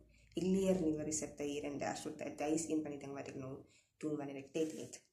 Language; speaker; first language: Afrikaans; non-native, local second language; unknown